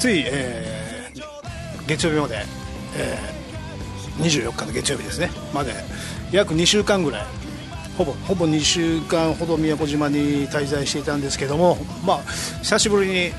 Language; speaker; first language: Japanese; native; Japanese